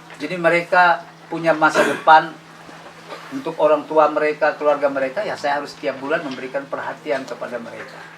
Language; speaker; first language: Indonesian; native; Indonesian